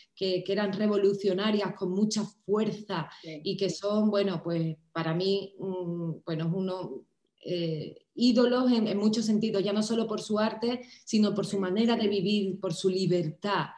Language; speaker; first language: Spanish; native; Spanish